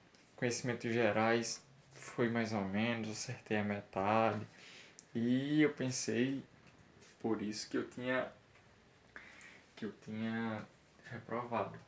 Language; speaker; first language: Portuguese; native; Portuguese